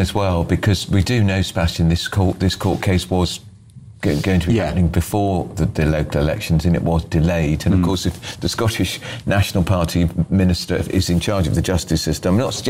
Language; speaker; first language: English; native; English